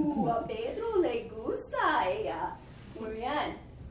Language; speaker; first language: Spanish; non-native, fluent; English